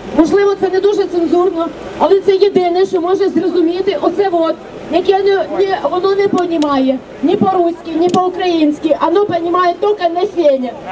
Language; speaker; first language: Ukrainian; non-native, local second language; Russian